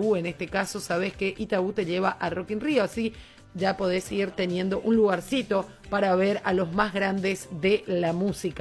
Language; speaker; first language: Spanish; native; Spanish